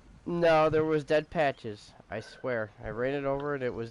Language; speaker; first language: English; native; English